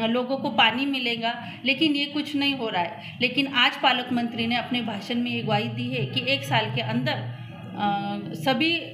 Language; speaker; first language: Hindi; non-native, local second language; Marathi